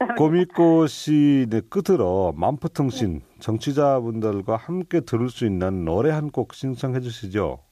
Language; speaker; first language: Korean; non-native, fluent; Nepali